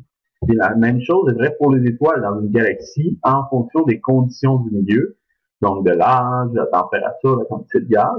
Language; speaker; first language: French; native; French